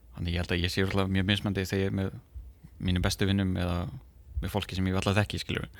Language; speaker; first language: Icelandic; native; Icelandic